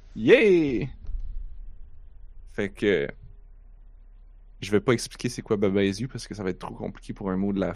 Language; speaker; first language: French; native; French